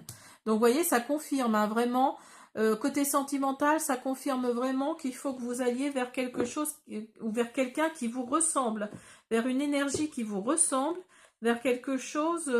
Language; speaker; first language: French; native; French